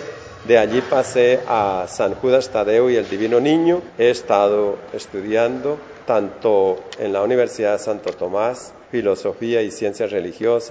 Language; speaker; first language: Spanish; native; Spanish